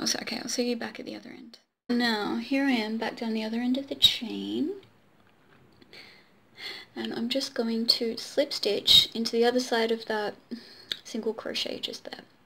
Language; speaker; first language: English; native; English